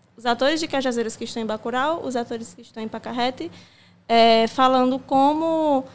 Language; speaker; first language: Portuguese; native; Portuguese